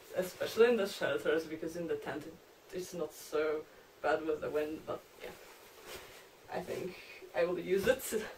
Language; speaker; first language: English; non-native, fluent; Polish